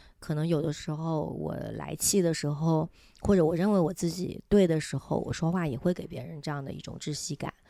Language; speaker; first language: Chinese; non-native, local second language; Min Nan Chinese